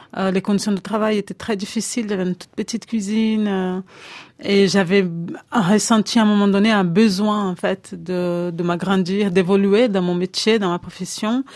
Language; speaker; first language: French; non-native, fluent; Portuguese